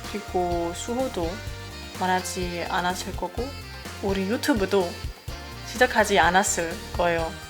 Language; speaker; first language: Korean; non-native, learner; German